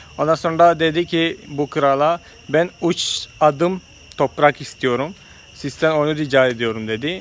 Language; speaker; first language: Turkish; non-native, fluent; Malayalam